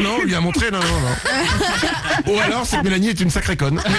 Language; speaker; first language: French; native; French